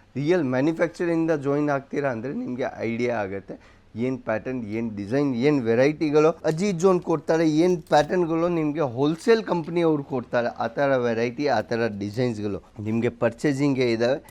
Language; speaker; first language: Kannada; non-native, local second language; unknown